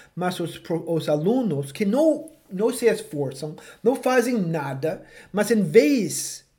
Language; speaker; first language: Portuguese; non-native, fluent; English